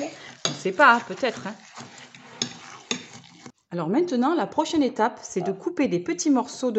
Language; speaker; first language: French; native; French